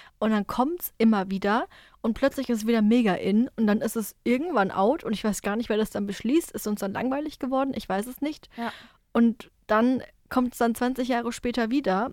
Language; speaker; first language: German; native; German